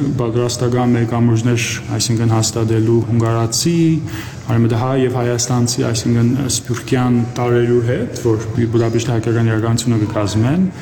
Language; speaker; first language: Armenian; early bilingual, heritage; Armenian